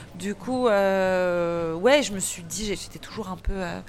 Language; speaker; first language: French; native; French